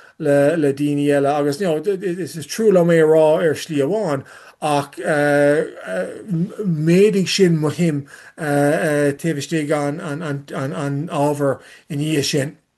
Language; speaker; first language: Irish; non-native, learner; English